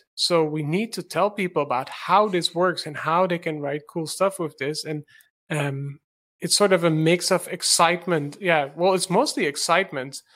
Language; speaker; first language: English; non-native, fluent; Dutch